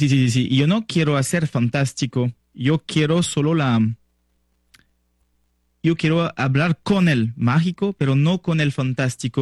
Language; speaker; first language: Spanish; non-native, learner; French